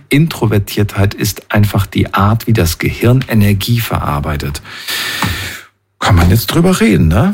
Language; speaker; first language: German; native; German